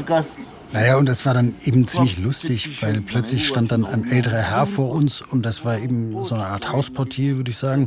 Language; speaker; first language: German; native; German